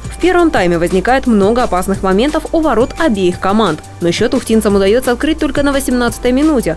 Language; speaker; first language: Russian; native; Russian